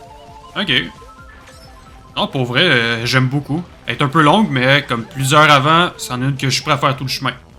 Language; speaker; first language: French; native; French